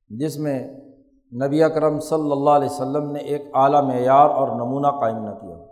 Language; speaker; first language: Urdu; non-native, local second language; Punjabi